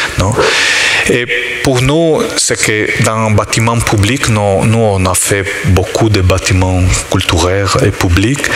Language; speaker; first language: French; non-native, learner; Italian